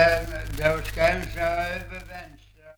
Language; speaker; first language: Swedish; native; Swedish